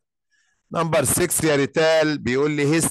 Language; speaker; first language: Arabic; native; Arabic